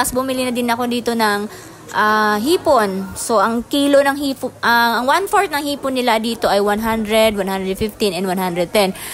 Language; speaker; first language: Filipino; non-native, local second language; Cebuano